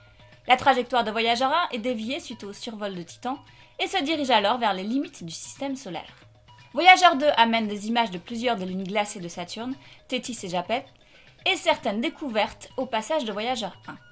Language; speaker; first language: French; native; French